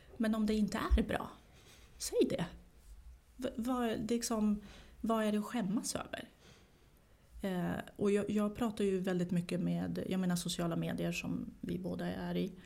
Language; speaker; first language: Swedish; early bilingual, other home language; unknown